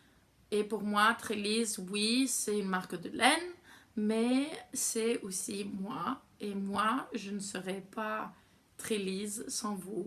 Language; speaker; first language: French; non-native, fluent; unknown